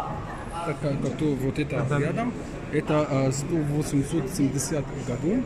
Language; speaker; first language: Russian; non-native, learner; Arabic